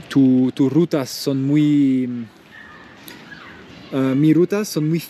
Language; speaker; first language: Spanish; non-native, learner; French